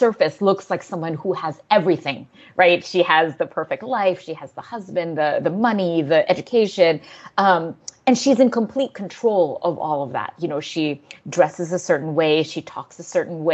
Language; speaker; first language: English; native; English